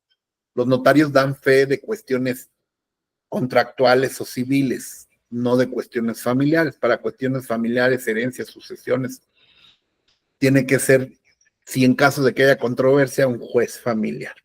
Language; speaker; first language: Spanish; native; Spanish